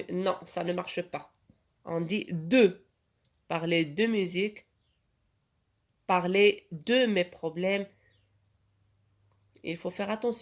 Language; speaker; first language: French; non-native, local second language; Arabic